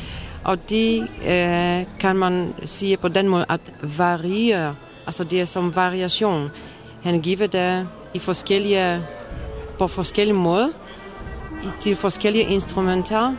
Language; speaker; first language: Danish; non-native, fluent; Polish